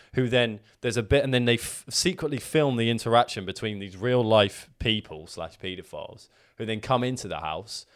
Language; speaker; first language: English; native; English